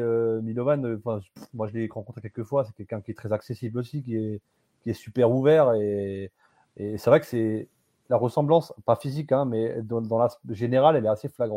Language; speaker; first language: French; native; French